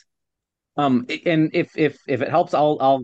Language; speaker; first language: English; native; English